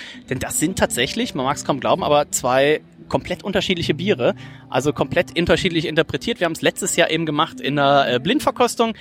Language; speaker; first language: German; native; German